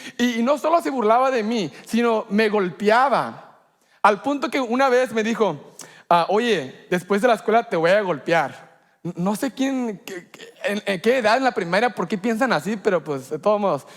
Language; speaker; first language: Spanish; early bilingual, heritage; Spanish